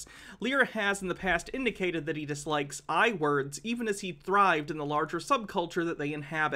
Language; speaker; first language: English; native; English